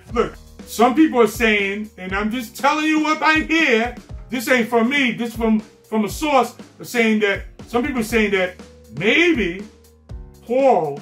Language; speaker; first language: English; native; English